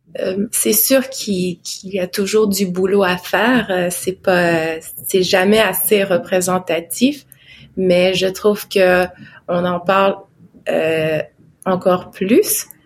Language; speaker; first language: French; non-native, local second language; Innu-aimun